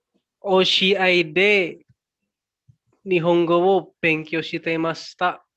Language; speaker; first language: Japanese; non-native, learner; Indonesian